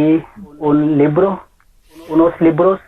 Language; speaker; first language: Spanish; non-native, learner; English